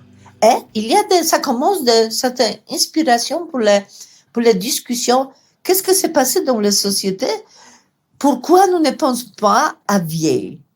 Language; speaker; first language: French; non-native, fluent; Polish